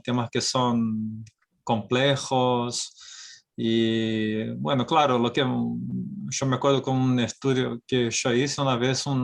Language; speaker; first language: Spanish; non-native, fluent; Portuguese